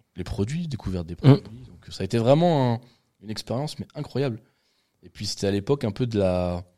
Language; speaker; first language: French; native; French